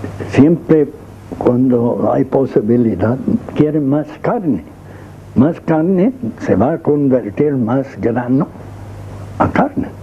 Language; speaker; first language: Spanish; non-native, fluent; English